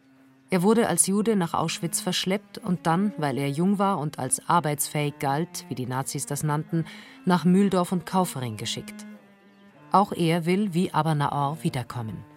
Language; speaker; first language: German; native; German